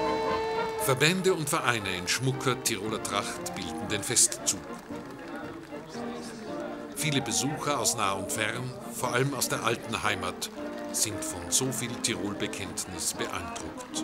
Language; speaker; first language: German; native; German